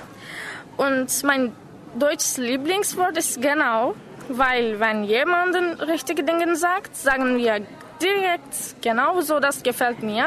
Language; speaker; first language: German; non-native, learner; Turkish